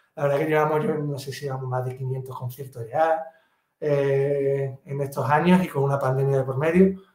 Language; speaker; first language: Spanish; native; Spanish